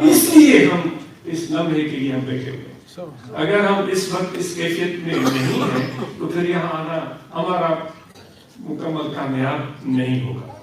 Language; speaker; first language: Urdu; non-native, local second language; Sindhi